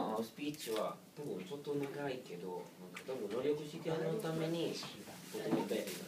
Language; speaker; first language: Japanese; non-native, learner; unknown